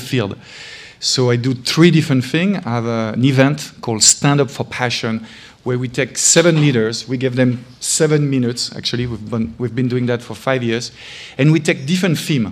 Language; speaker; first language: English; non-native, fluent; French